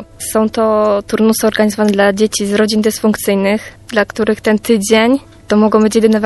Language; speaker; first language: Polish; native; Polish